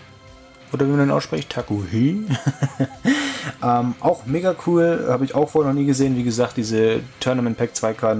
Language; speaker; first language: German; native; German